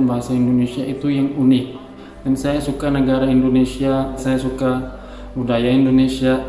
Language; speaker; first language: Indonesian; non-native, learner; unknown